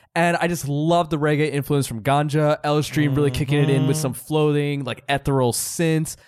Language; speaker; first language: English; early bilingual, other home language; Hindi